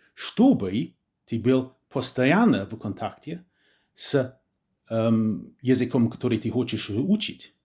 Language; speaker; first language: Russian; non-native, fluent; English